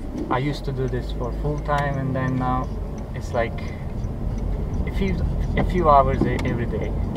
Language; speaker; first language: English; non-native, fluent; Turkish